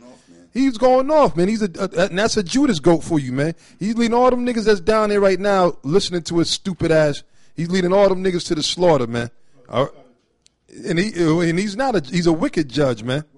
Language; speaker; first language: English; native; English